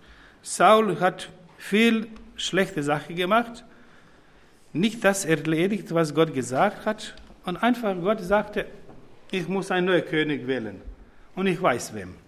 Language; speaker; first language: German; non-native, fluent; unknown